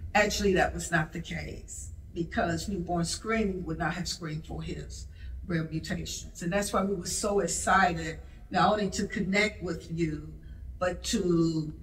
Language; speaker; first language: English; native; English